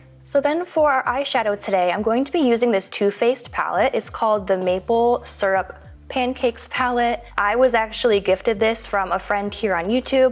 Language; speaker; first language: English; native; English